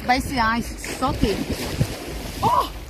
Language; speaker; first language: English; non-native, learner; Vietnamese